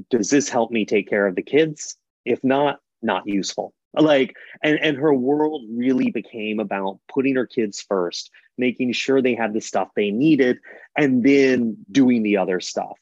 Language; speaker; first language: English; native; English